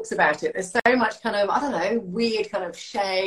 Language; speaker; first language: English; native; English